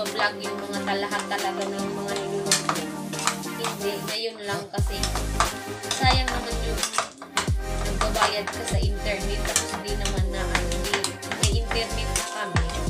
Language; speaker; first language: Filipino; non-native, local second language; Cebuano